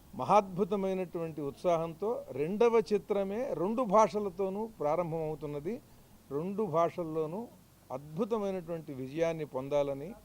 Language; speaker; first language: Telugu; native; Telugu